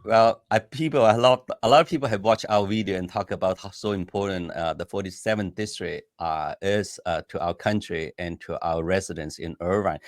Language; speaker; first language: English; non-native, fluent; Chinese